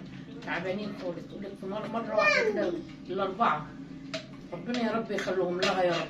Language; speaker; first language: Arabic; native; Arabic